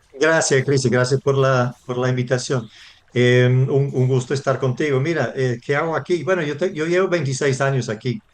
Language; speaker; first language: Spanish; non-native, fluent; English